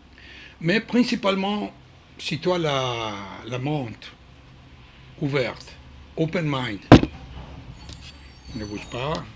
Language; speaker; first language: French; non-native, learner; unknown